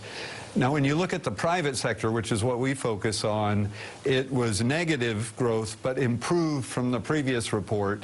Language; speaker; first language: English; native; English